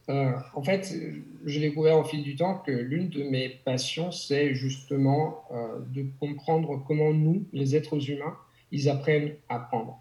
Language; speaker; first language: French; non-native, fluent; Italian